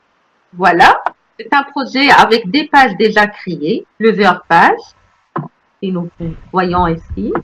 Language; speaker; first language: French; non-native, local second language; Arabic